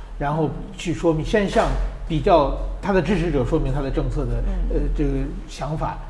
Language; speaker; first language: Chinese; native; Chinese